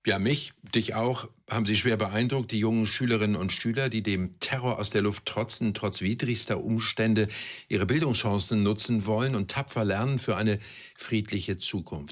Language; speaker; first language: German; native; German